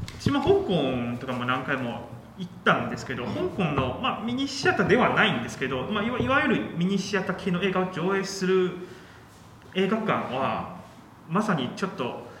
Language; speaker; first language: Japanese; non-native, fluent; Chinese